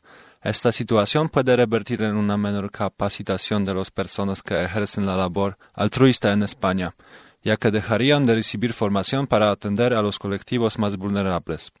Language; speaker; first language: Spanish; native; Spanish